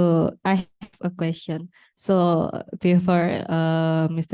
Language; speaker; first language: English; non-native, learner; Indonesian